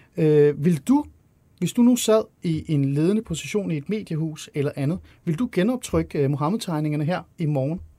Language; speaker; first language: Danish; early bilingual, other home language; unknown